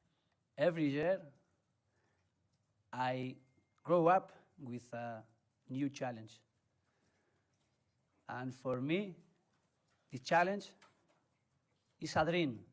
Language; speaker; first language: English; non-native, learner; Spanish